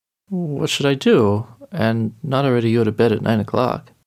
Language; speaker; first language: English; native; English